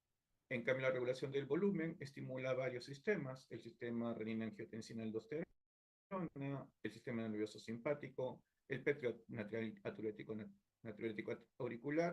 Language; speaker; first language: Spanish; native; Spanish